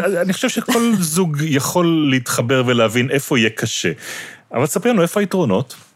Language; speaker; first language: Hebrew; native; Hebrew